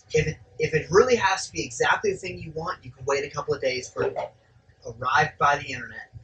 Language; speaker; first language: English; native; English